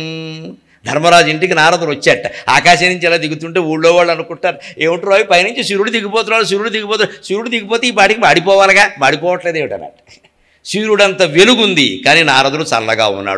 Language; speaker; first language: Telugu; native; Telugu